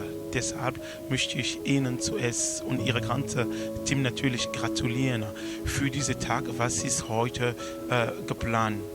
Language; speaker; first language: German; non-native, fluent; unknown